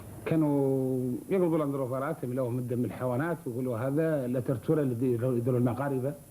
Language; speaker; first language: Arabic; native; Arabic